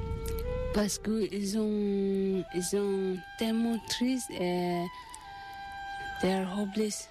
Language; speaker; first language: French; non-native, learner; Tibetan